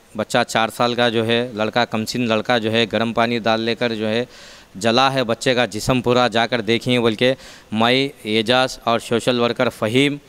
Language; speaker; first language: Hindi; non-native, local second language; Urdu